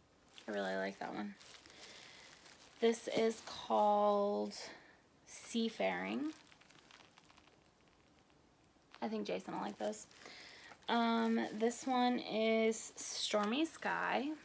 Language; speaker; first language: English; native; English